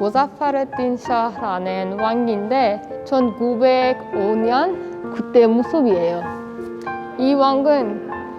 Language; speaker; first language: Korean; non-native, fluent; Persian